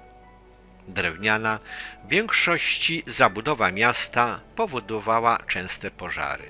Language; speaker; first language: Polish; native; Polish